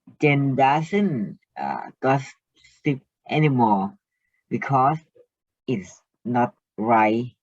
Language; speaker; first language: English; non-native, learner; Thai